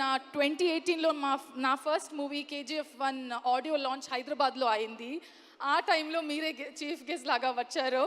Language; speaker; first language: Telugu; non-native, learner; Tulu